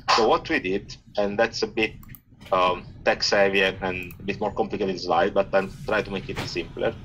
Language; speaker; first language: English; non-native, fluent; Italian